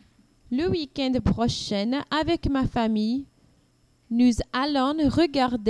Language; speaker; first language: French; non-native, learner; English